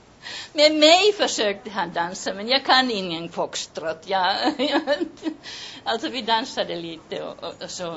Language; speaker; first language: Swedish; non-native, local second language; Finnish